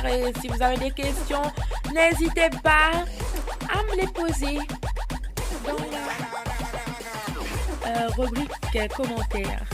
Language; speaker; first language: French; native; French